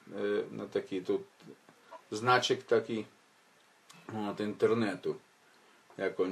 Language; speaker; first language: Polish; non-native, fluent; Ukrainian